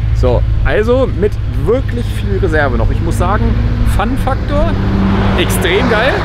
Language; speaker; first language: German; native; German